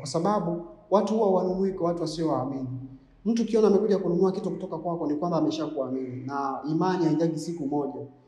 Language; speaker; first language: Swahili; native; Swahili